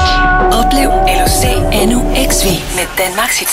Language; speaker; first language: Danish; native; Danish